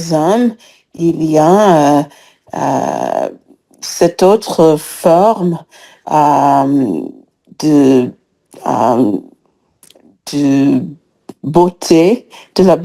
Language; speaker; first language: French; non-native, fluent; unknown